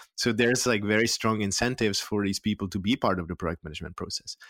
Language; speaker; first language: English; non-native, fluent; Czech